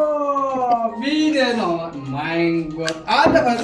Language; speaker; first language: German; non-native, learner; Amharic